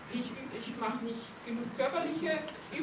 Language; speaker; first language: German; non-native, fluent; Hungarian